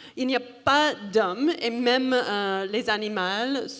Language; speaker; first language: French; non-native, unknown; English